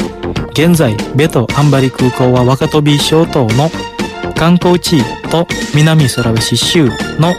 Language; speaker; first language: Japanese; non-native, fluent; Indonesian